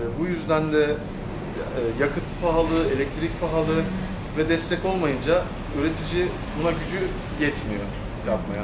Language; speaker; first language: Turkish; native; Turkish